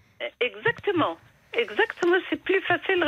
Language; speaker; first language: French; non-native, fluent; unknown